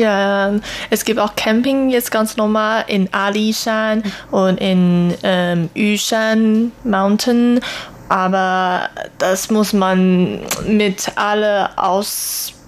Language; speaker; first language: German; non-native, learner; Chinese